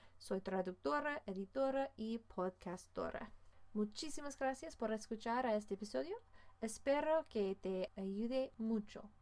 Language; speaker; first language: Spanish; non-native, fluent; English